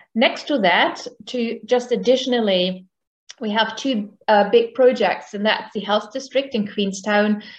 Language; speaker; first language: English; non-native, fluent; German